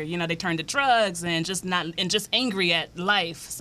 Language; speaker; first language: English; native; English